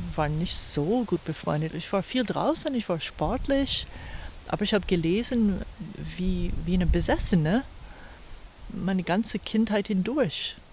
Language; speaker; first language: German; non-native, fluent; English